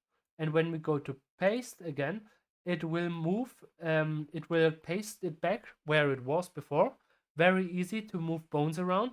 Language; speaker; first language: English; non-native, fluent; German